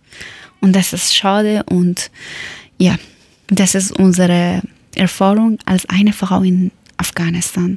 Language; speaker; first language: German; non-native, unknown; Persian